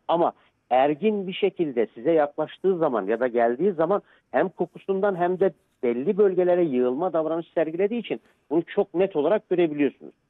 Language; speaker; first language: Turkish; native; Turkish